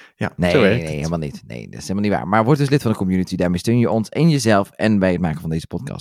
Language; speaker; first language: Dutch; native; Dutch